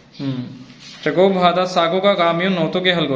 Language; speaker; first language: Korean; non-native, fluent; Punjabi